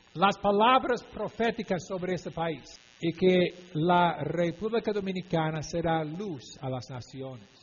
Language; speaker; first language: Spanish; non-native, fluent; English